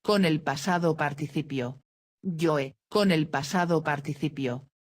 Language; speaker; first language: Spanish; non-native, fluent; Dutch